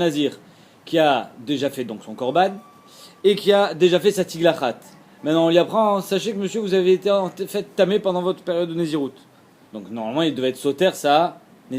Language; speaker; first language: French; native; French